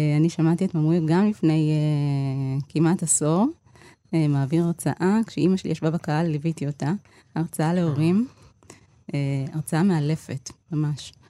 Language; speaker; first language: Hebrew; early bilingual, other home language; Amharic